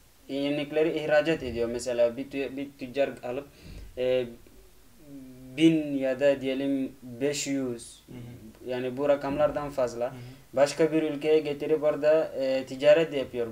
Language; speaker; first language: Turkish; non-native, fluent; Arabic